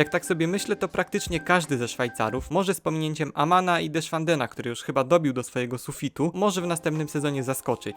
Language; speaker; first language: Polish; native; Polish